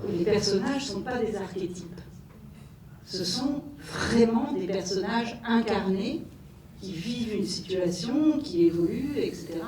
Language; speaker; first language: French; native; French